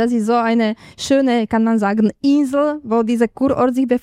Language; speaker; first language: German; non-native, fluent; Slovak